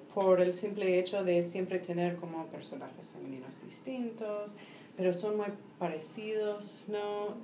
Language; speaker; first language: Spanish; non-native, fluent; English